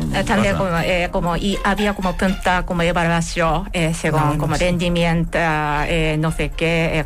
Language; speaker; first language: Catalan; non-native, learner; Japanese